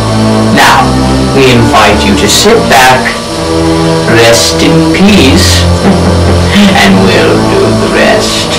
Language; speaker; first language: English; native; English